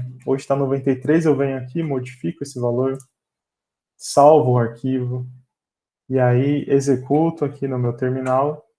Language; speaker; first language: Portuguese; native; Portuguese